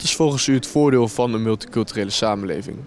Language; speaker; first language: Dutch; native; Dutch